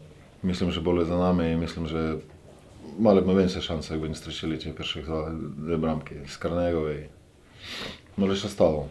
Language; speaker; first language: Polish; non-native, fluent; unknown